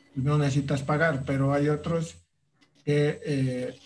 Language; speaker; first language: Spanish; native; Spanish